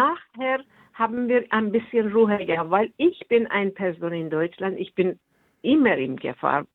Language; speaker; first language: German; non-native, fluent; Persian